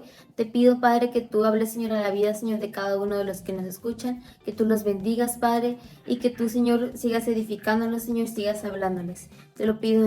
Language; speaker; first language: Spanish; native; Spanish